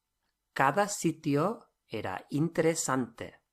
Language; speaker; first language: Spanish; non-native, fluent; English